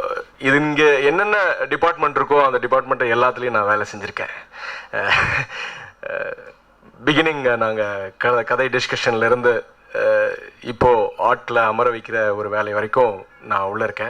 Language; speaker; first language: Tamil; native; Tamil